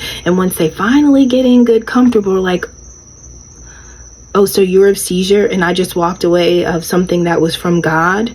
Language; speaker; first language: English; native; English